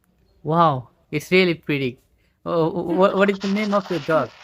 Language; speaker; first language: English; non-native, fluent; Bangla